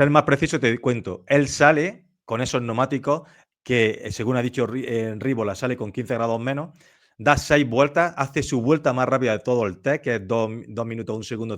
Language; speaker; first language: Spanish; native; Spanish